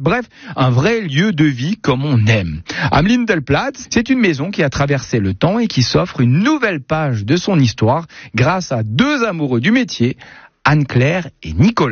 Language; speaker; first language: French; native; French